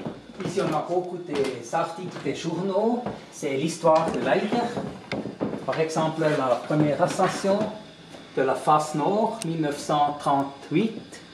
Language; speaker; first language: French; non-native, fluent; German